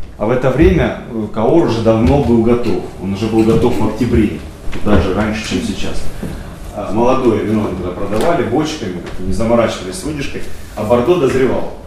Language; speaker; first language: Russian; native; Russian